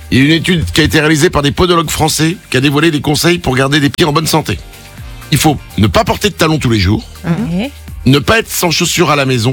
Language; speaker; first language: French; native; French